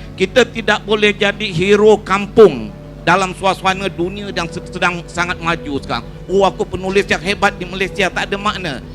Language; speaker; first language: Malay; native; Malay